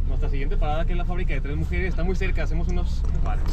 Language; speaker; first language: Spanish; native; Spanish